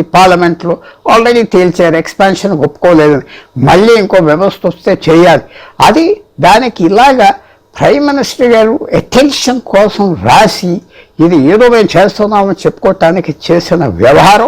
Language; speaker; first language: Telugu; native; Telugu